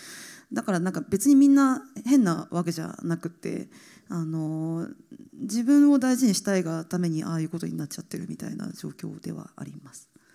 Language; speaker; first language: Japanese; native; Japanese